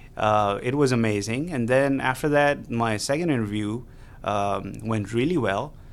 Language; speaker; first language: English; non-native, local second language; Urdu